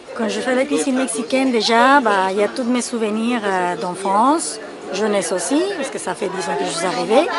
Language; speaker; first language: French; non-native, fluent; Spanish